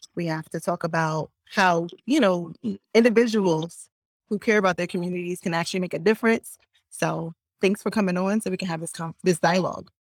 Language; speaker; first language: English; native; English